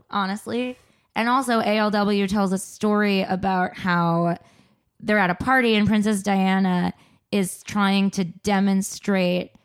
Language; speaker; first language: English; native; English